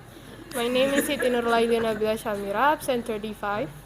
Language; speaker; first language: English; non-native, learner; Indonesian